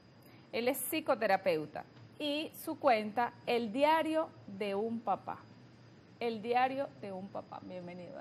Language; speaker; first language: Spanish; native; Spanish